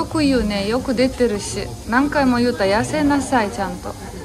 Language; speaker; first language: Japanese; non-native, fluent; Romanian